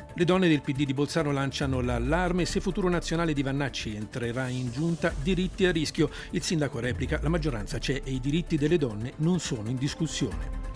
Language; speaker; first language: Italian; native; Italian